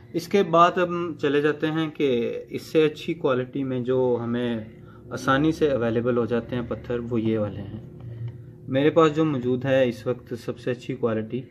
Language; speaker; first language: Urdu; native; Urdu